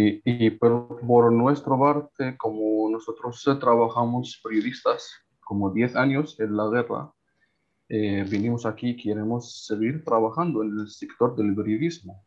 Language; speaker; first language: Spanish; non-native, learner; Arabic